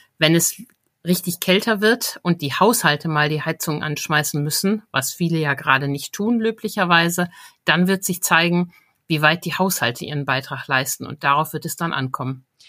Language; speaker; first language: German; native; German